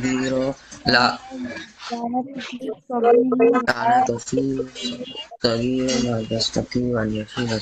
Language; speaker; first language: Arabic; non-native, learner; Bangla